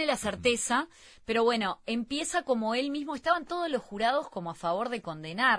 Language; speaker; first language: Spanish; native; Spanish